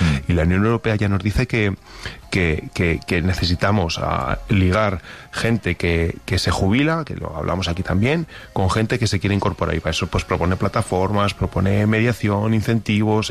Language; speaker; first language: Spanish; native; Spanish